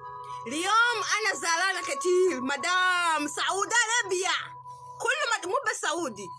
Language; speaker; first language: Arabic; non-native, learner; Amharic